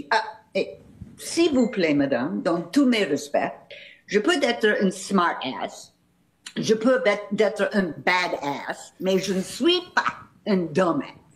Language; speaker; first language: French; non-native, fluent; English